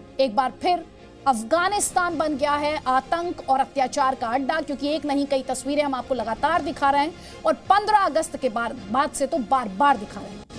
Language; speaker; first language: Hindi; native; Hindi